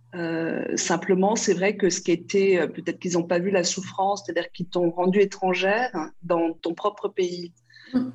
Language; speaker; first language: French; early bilingual, other home language; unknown